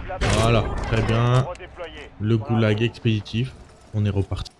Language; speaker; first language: French; native; French